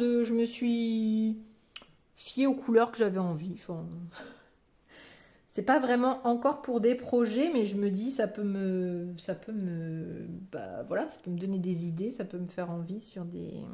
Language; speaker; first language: French; native; French